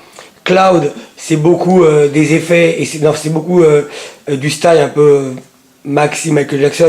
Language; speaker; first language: French; native; French